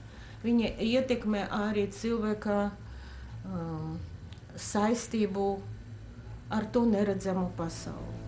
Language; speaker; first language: Latvian; non-native, local second language; Russian